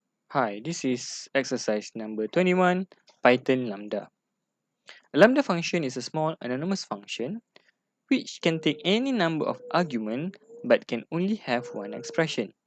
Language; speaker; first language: English; non-native, local second language; Malay